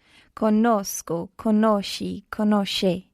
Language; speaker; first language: Italian; non-native, learner; English